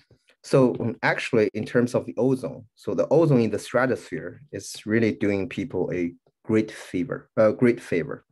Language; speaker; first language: English; non-native, fluent; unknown